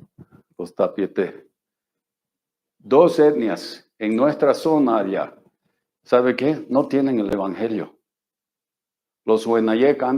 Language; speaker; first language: Spanish; non-native, fluent; English